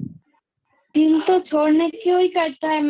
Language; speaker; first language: Hindi; non-native, local second language; Bangla